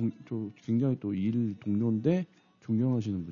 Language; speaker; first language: Korean; native; Korean